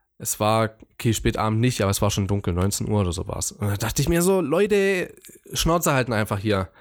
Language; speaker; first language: German; native; German